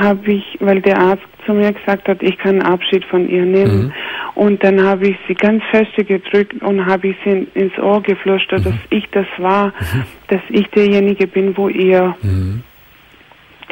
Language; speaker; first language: German; non-native, fluent; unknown